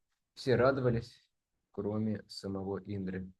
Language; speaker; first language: Russian; native; Russian